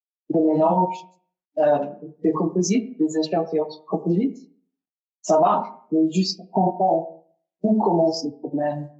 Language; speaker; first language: French; non-native, fluent; English